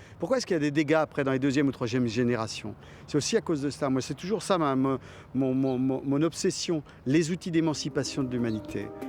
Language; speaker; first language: French; non-native, local second language; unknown